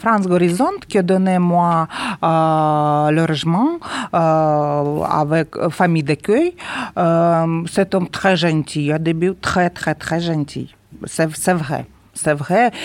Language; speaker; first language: French; non-native, learner; Ukrainian